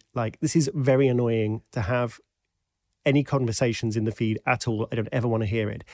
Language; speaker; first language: English; native; English